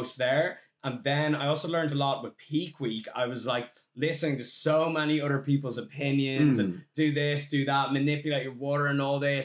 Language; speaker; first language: English; native; English